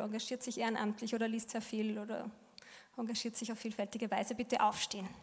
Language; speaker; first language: German; native; German